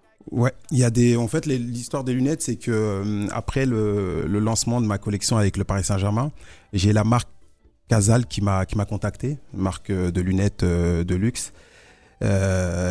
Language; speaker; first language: French; early bilingual, other home language; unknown